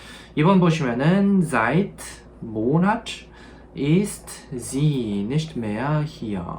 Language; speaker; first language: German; non-native, fluent; Korean